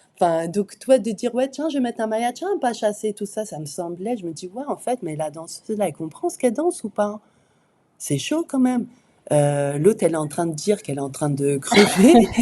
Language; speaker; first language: French; early bilingual, other home language; Arabic